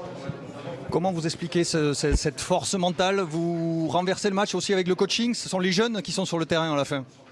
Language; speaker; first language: French; native; French